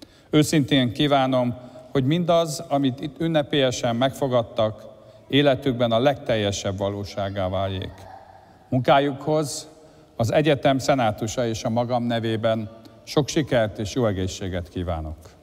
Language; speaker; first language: Hungarian; native; Hungarian